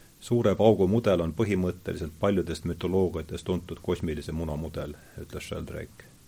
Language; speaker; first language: Estonian; native; Estonian